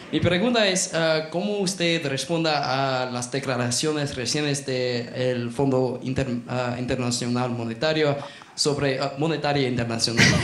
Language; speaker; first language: Spanish; non-native, learner; English